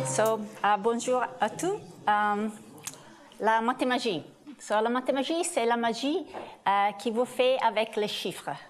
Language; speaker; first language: French; non-native, learner; Italian